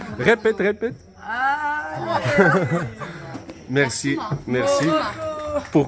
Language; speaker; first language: French; non-native, learner; Arabic